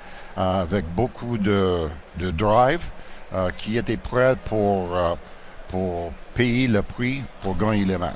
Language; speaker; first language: French; non-native, local second language; English